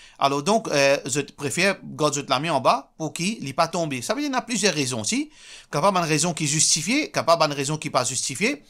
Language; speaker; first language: French; non-native, local second language; Morisyen